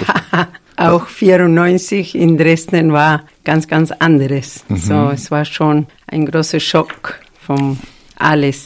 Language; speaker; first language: German; non-native, fluent; Spanish